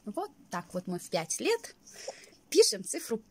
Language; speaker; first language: Russian; native; Russian